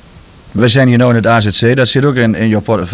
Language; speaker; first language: Dutch; native; Dutch